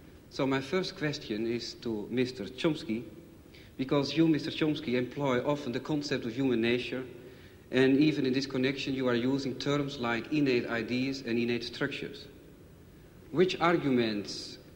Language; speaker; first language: English; non-native, fluent; Dutch